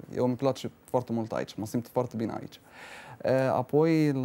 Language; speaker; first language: Romanian; non-native, fluent; Arabic